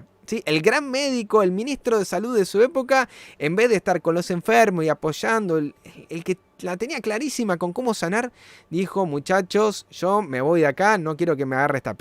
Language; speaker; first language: Spanish; native; Spanish